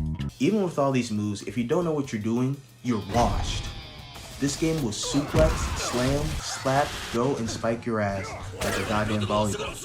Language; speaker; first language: English; native; English